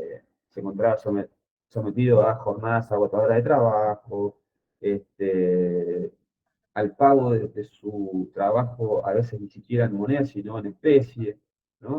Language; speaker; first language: Spanish; native; Spanish